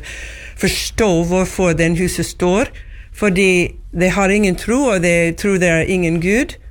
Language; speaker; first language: Norwegian; non-native, learner; English